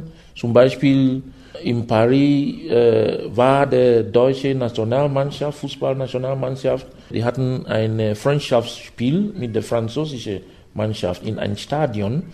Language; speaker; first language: German; non-native, fluent; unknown